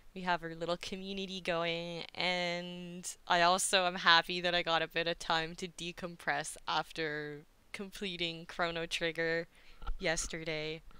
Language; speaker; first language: English; native; English